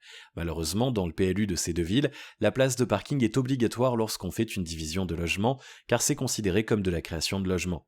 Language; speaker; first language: French; native; French